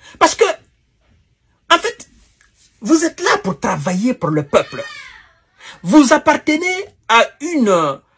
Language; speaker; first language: French; non-native, local second language; Wolof